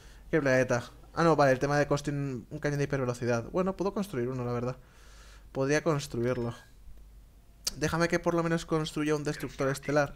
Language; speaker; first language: Spanish; native; Spanish